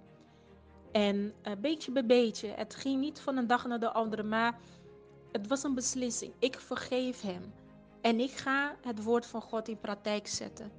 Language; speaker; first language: Dutch; non-native, fluent; Portuguese